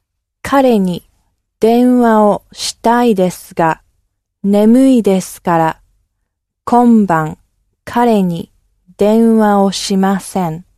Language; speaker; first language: Japanese; non-native, learner; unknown